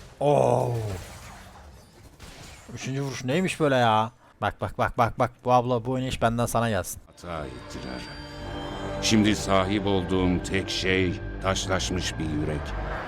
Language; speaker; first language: Turkish; native; Turkish